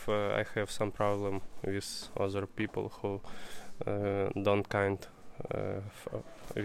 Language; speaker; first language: English; non-native, learner; Russian